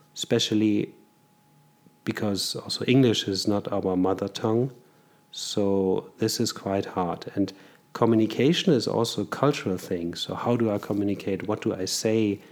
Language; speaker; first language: English; non-native, fluent; German